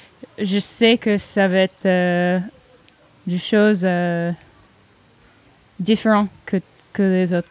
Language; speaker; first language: French; non-native, learner; English